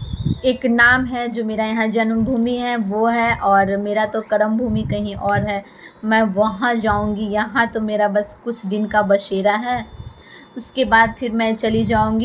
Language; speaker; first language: Hindi; non-native, local second language; Bhojpuri